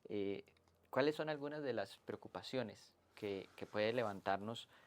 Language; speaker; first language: Spanish; native; Spanish